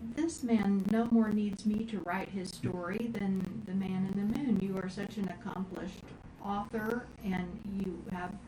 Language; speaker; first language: English; native; English